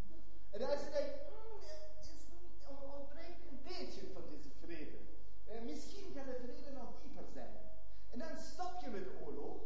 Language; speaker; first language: Dutch; non-native, fluent; German